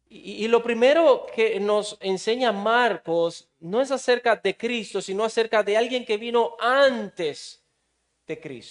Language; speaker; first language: Spanish; native; Spanish